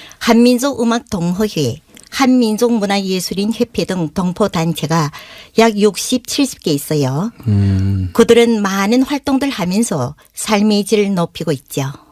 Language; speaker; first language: Korean; native; Korean